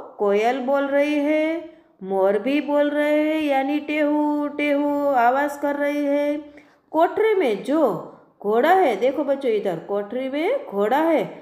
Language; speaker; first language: Hindi; non-native, local second language; Gujarati